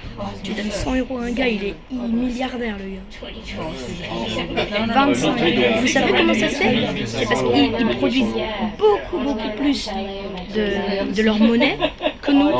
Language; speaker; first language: French; native; French